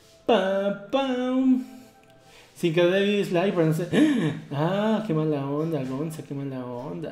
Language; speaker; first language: Spanish; native; Spanish